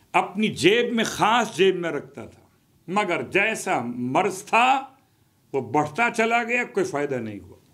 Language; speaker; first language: Urdu; native; Urdu